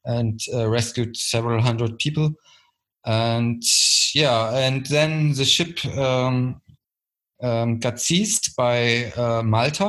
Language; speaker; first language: English; non-native, fluent; German